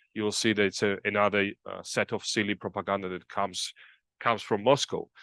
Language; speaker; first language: English; non-native, fluent; Georgian